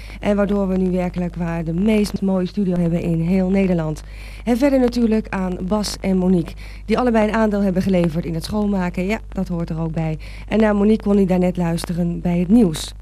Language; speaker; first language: Dutch; native; Dutch